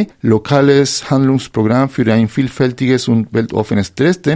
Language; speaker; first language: German; non-native, fluent; Spanish